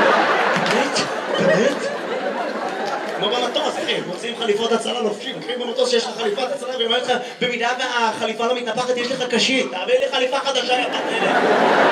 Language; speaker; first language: Hebrew; native; Hebrew